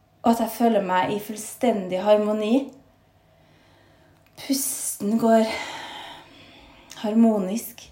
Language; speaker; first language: Norwegian; native; Norwegian